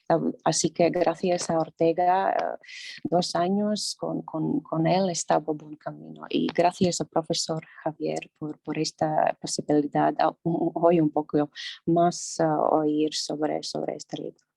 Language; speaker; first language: Spanish; non-native, learner; Latvian